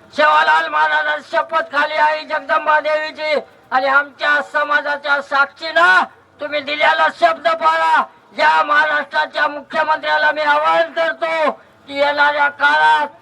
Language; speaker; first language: Marathi; non-native, local second language; Lambadi